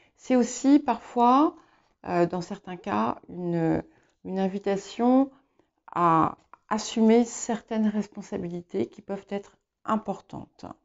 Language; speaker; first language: French; non-native, fluent; English